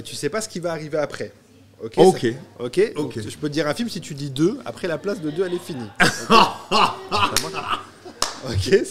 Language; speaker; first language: French; native; French